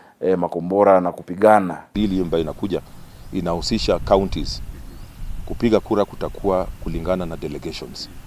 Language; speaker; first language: Swahili; native; Swahili